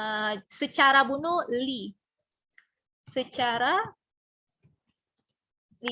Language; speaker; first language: Indonesian; non-native, fluent; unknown